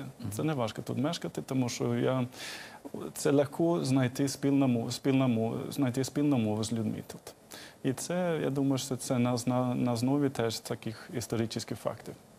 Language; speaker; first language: Ukrainian; non-native, fluent; Swedish